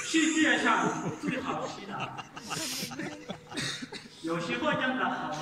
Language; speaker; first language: Chinese; non-native, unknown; Arabic